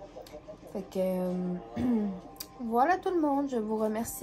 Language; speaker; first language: French; native; French